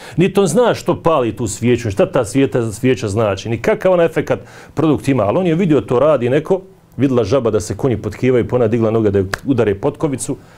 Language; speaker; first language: Bosnian; native; Bosnian